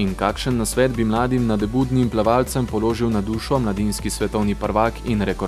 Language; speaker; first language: Slovenian; native; Slovenian